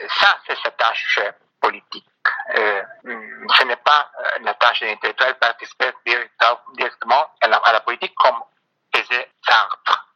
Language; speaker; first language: French; non-native, fluent; Italian